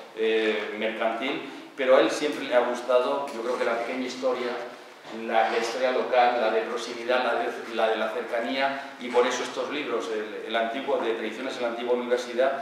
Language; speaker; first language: Spanish; native; Spanish